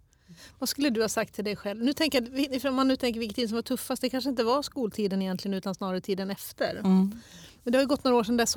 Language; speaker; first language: Swedish; native; Swedish